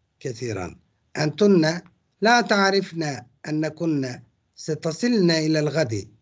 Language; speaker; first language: Arabic; non-native, fluent; Turkish